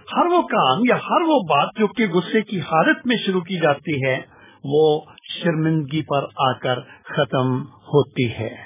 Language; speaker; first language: Urdu; non-native, local second language; Punjabi